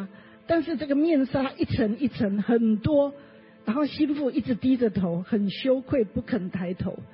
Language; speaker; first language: Chinese; native; Chinese